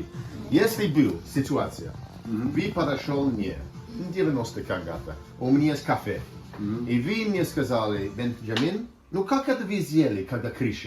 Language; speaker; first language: Russian; non-native, learner; English